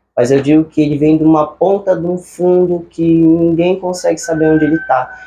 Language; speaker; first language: Portuguese; native; Portuguese